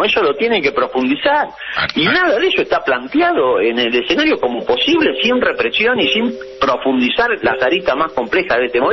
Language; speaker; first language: Spanish; native; Spanish